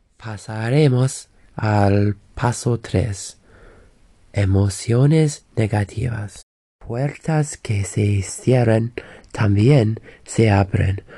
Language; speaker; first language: Spanish; non-native, learner; English